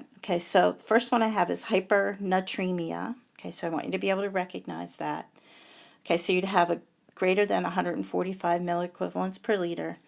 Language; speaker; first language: English; native; English